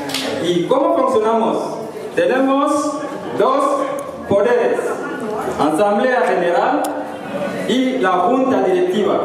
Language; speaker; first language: Spanish; non-native, learner; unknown